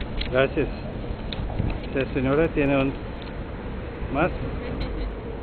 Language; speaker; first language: Spanish; early bilingual, heritage; Spanish